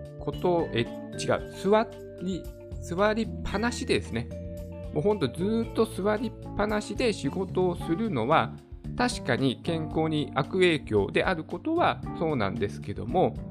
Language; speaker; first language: Japanese; native; Japanese